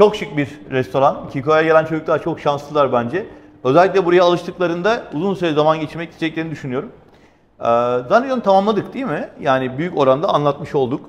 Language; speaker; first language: Turkish; native; Turkish